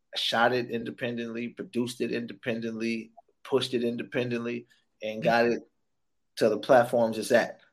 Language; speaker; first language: English; native; English